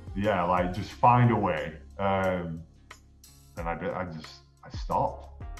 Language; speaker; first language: English; native; English